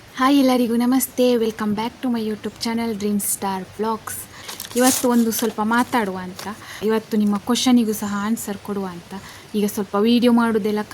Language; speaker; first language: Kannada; non-native, local second language; Tulu